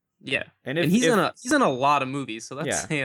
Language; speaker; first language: English; native; English